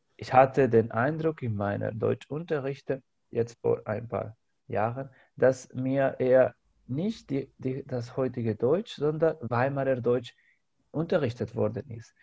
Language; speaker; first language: German; non-native, fluent; Spanish